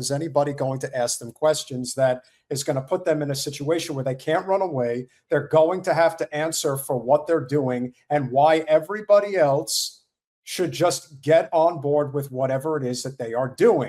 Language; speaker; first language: English; native; English